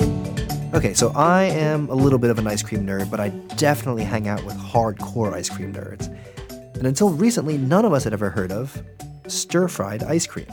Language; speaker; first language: English; native; English